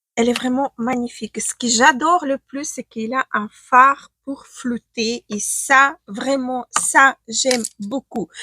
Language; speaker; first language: French; non-native, fluent; Ukrainian